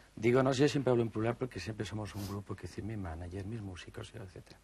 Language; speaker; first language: Spanish; native; Spanish